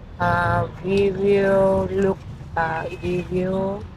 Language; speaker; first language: English; non-native, learner; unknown